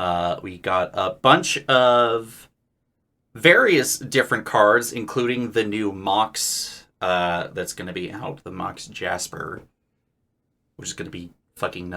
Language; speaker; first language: English; native; English